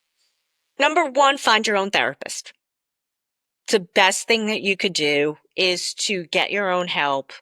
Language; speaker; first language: English; native; English